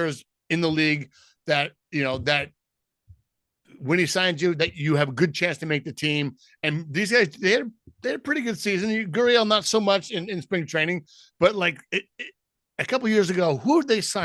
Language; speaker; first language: English; native; English